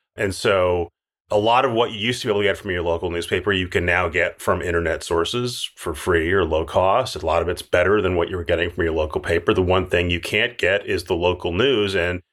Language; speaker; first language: English; native; English